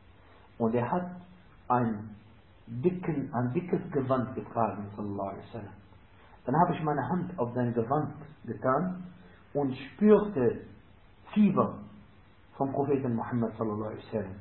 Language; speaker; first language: German; non-native, fluent; Arabic